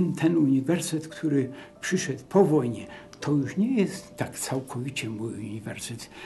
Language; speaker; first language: Polish; non-native, local second language; Kashubian